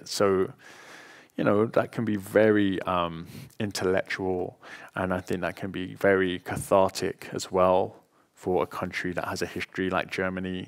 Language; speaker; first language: English; native; English